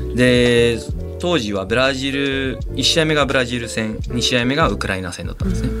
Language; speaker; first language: Japanese; non-native, fluent; Spanish